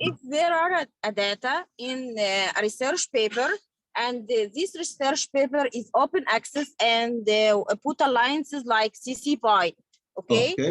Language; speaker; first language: English; non-native, learner; Arabic